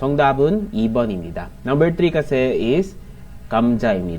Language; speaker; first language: Korean; non-native, learner; Filipino